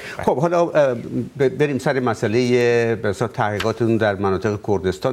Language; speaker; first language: Persian; native; Persian